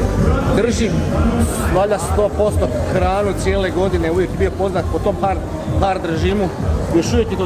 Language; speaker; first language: Croatian; native; Croatian